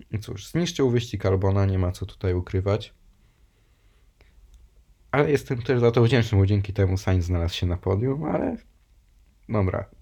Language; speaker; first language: Polish; native; Polish